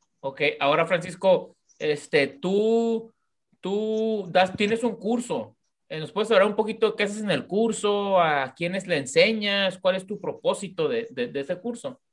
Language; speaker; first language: Spanish; native; Spanish